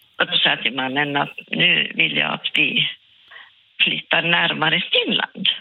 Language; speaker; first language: Swedish; non-native, local second language; Finnish